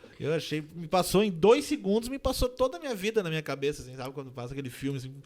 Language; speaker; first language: Portuguese; native; Portuguese